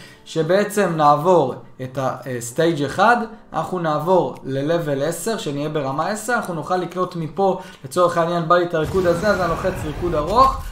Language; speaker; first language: Hebrew; native; Hebrew